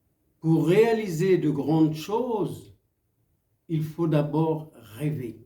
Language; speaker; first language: French; non-native, local second language; Arabic